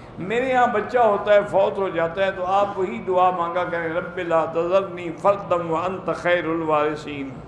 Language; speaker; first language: Urdu; native; Urdu